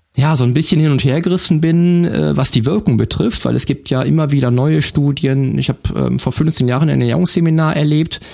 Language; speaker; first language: German; native; German